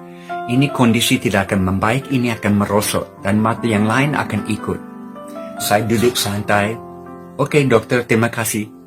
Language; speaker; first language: Indonesian; non-native, fluent; English